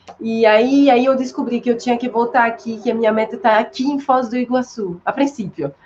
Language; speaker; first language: Portuguese; non-native, fluent; French